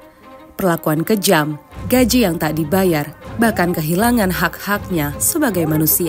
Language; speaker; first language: Indonesian; native; Indonesian